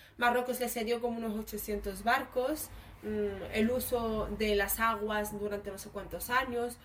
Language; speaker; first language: Spanish; early bilingual, other home language; Arabic